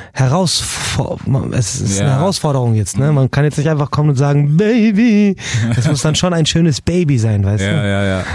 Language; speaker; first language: German; early bilingual, other home language; Arabic